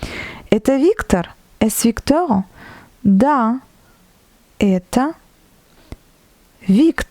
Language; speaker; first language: Russian; non-native, fluent; French